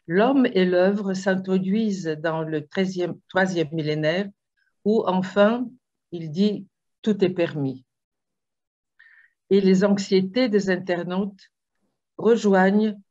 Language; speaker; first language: French; non-native, fluent; Bulgarian